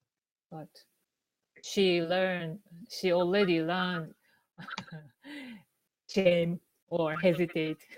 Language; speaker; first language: English; non-native, learner; Japanese